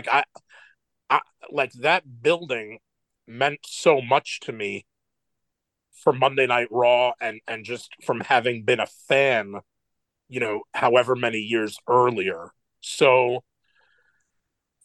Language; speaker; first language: English; native; English